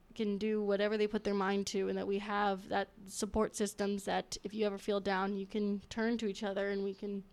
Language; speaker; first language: English; native; English